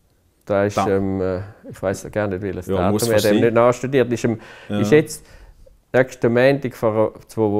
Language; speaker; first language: German; native; German